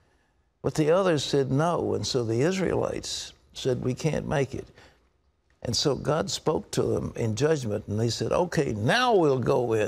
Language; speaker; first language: English; native; English